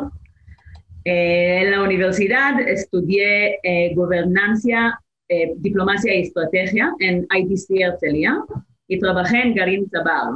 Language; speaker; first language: Spanish; non-native, fluent; Hebrew